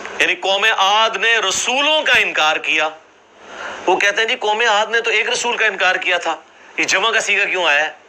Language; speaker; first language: Urdu; non-native, local second language; Punjabi